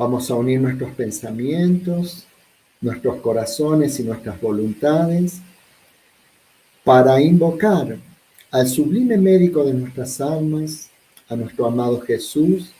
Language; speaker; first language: Spanish; native; Spanish